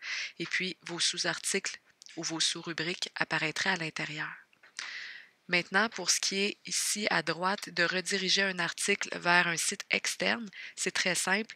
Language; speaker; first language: French; native; French